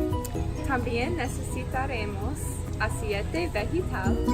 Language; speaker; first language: Spanish; non-native, learner; English